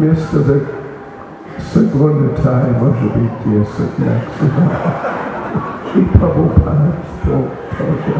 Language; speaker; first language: Russian; non-native, learner; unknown